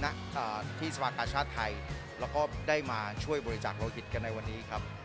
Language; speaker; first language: Thai; native; Thai